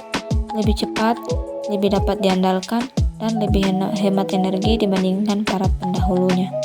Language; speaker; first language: Indonesian; native; Indonesian